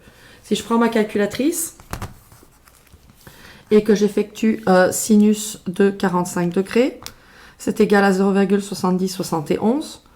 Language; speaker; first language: French; native; French